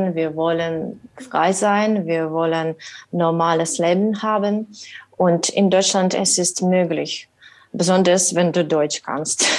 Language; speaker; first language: German; non-native, learner; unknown